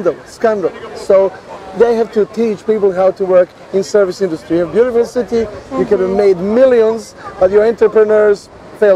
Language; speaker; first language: English; non-native, fluent; Serbian